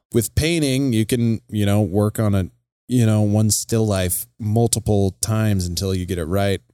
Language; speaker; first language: English; native; English